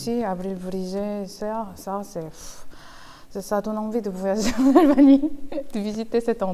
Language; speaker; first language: French; non-native, fluent; Korean